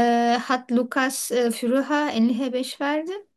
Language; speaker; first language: German; non-native, learner; Turkish